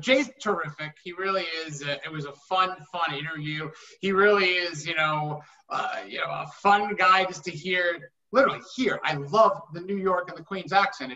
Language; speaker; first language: English; native; English